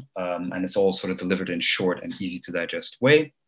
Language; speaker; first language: English; early bilingual, other home language; Armenian